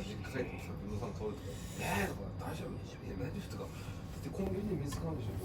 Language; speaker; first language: Japanese; native; Japanese